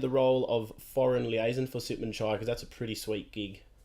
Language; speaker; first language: English; native; English